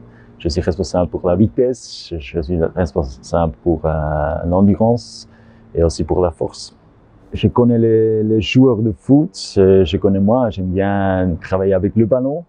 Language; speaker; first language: French; non-native, learner; German